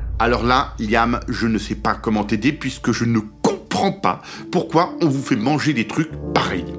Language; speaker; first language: French; native; French